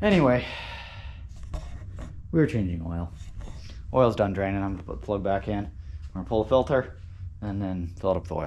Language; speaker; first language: English; native; English